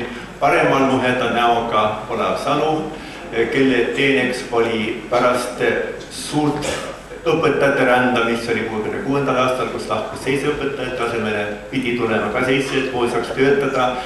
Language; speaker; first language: Estonian; native; Estonian